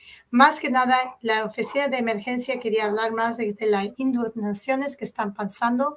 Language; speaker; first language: Spanish; early bilingual, heritage; Spanish